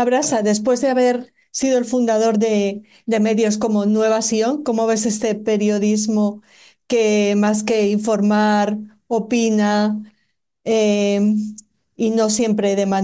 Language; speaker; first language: Spanish; native; Spanish